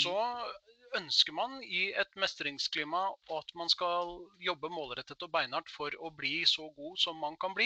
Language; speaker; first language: Norwegian; native; Norwegian